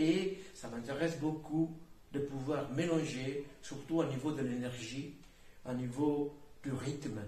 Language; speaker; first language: French; non-native, fluent; Italian